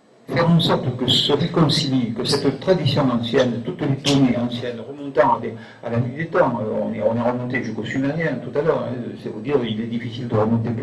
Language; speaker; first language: French; native; French